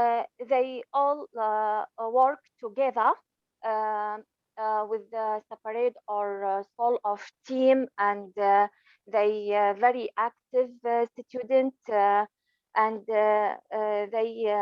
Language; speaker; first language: English; non-native, learner; Arabic